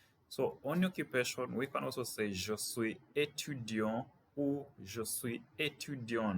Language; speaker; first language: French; non-native, fluent; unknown